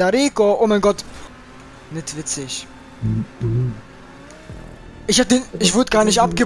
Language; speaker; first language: German; native; German